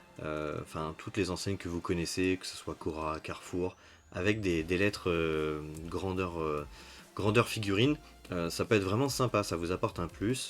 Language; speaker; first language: French; native; French